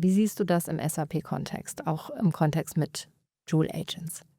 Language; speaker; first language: German; native; German